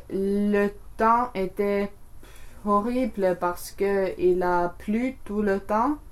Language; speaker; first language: French; non-native, learner; English